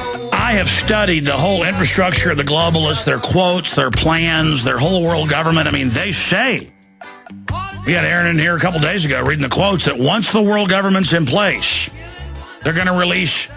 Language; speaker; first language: English; native; English